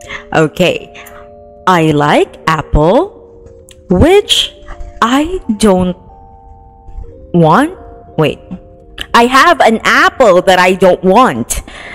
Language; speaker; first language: English; non-native, local second language; Filipino